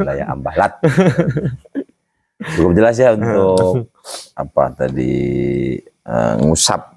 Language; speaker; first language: Indonesian; native; Indonesian